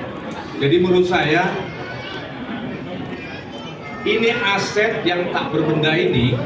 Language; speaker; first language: Indonesian; native; Indonesian